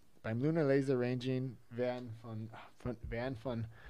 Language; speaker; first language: German; non-native, fluent; English